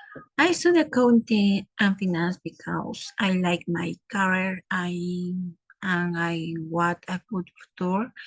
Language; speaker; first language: English; non-native, learner; Spanish